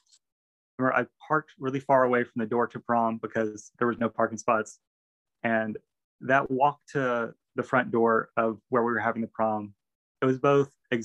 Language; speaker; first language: English; native; English